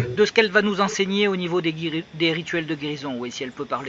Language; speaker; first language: French; native; French